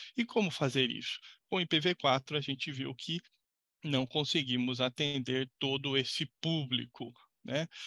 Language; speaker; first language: Portuguese; native; Portuguese